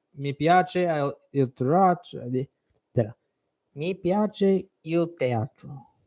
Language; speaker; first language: Italian; non-native, learner; English